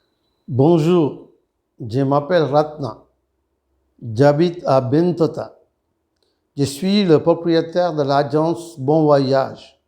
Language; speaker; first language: French; non-native, fluent; Sinhala